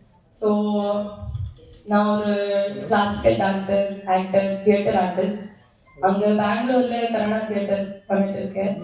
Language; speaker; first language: Tamil; non-native, learner; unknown